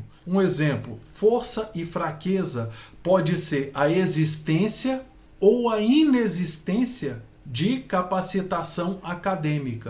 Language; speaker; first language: Portuguese; native; Portuguese